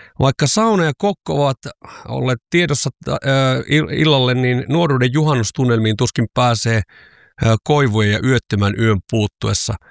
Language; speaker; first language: Finnish; native; Finnish